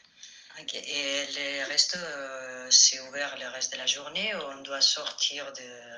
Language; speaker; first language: French; non-native, fluent; Spanish